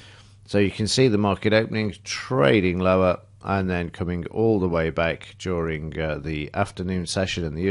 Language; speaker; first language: English; native; English